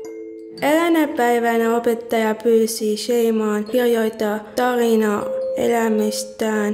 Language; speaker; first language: Finnish; non-native, learner; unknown